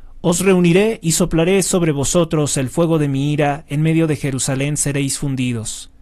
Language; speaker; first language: Spanish; native; Spanish